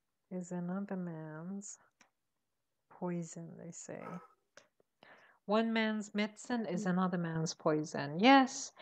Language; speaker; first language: English; non-native, fluent; Persian